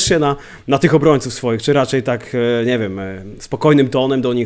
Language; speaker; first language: Polish; native; Polish